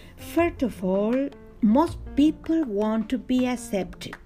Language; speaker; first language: English; non-native, learner; Spanish